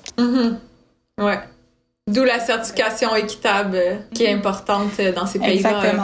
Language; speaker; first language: French; native; French